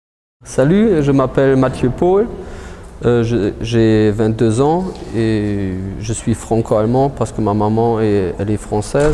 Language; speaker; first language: French; early bilingual, heritage; German